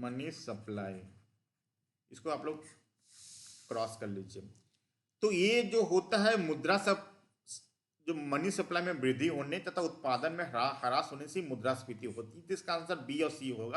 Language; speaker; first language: Hindi; native; Hindi